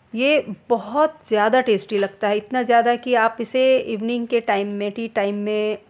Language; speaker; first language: Hindi; native; Hindi